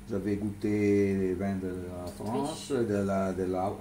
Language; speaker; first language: French; non-native, learner; Italian